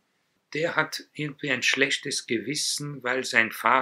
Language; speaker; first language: German; non-native, fluent; Hebrew